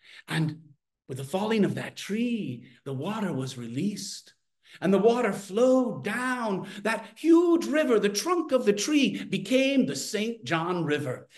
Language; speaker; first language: English; native; English